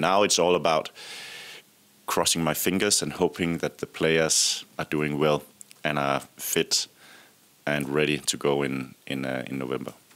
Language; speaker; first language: English; non-native, fluent; Danish